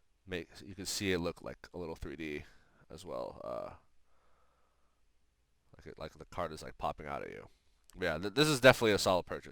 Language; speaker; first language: English; native; English